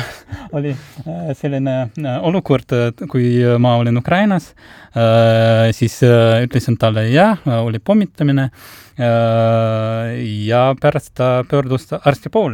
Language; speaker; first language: Estonian; non-native, local second language; Russian